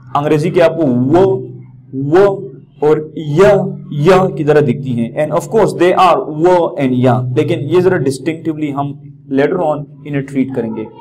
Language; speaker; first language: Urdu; native; Urdu